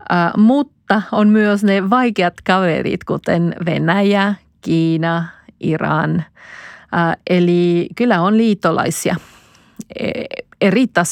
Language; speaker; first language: Finnish; non-native, fluent; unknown